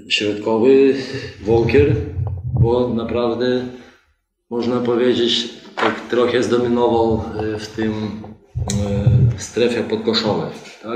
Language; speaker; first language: Polish; non-native, fluent; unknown